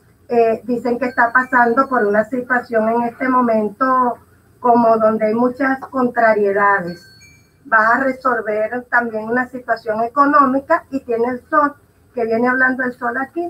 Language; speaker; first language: Spanish; native; Spanish